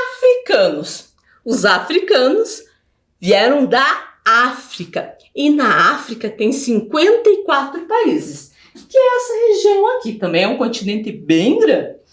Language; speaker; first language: Portuguese; native; Portuguese